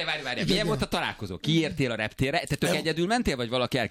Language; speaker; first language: Hungarian; native; Hungarian